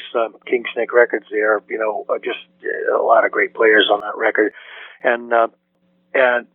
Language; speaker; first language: English; native; English